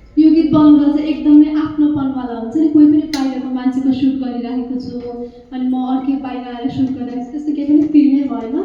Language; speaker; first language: Nepali; native; Nepali